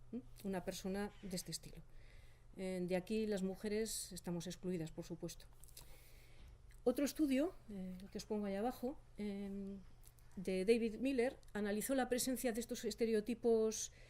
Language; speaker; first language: Spanish; native; Spanish